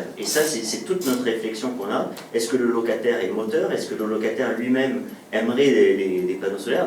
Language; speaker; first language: French; native; French